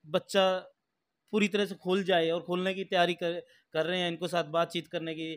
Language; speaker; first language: Hindi; native; Hindi